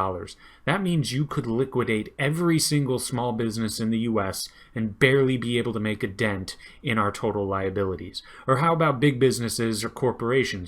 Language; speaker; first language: English; native; English